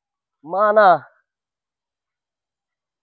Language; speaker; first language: Indonesian; non-native, learner; Bangla